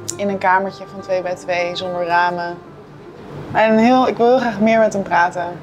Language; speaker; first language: Dutch; native; Dutch